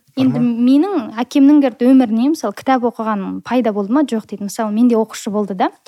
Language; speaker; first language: Kazakh; native; Kazakh